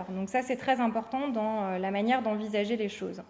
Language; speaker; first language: French; native; French